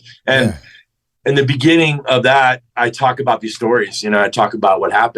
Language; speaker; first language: English; native; English